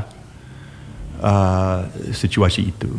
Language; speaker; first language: Indonesian; non-native, learner; English